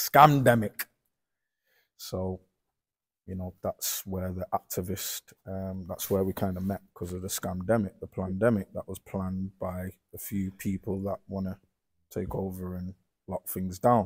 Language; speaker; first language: English; native; English